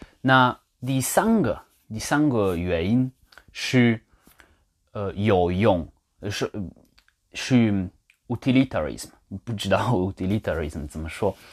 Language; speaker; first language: Chinese; non-native, learner; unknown